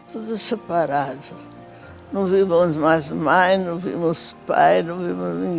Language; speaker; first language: Portuguese; non-native, fluent; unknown